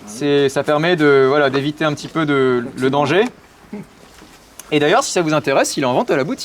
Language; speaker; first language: French; native; French